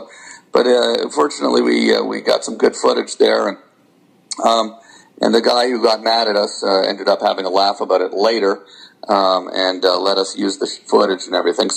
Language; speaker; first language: English; native; English